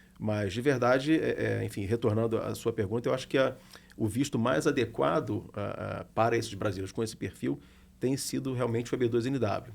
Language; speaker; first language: Portuguese; native; Portuguese